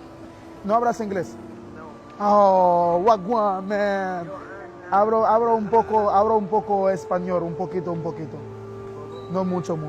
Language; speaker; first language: Spanish; non-native, learner; Haitian Creole